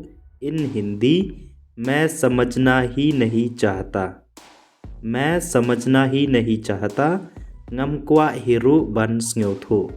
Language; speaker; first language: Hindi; non-native, local second language; Khasi